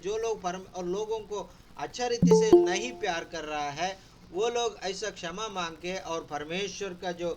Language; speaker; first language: Hindi; non-native, local second language; Telugu